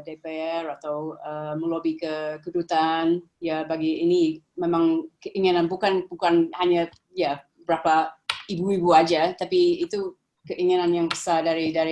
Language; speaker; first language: Indonesian; non-native, fluent; English